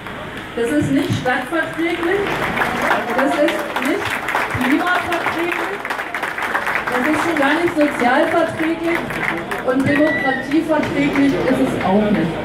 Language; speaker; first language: German; native; German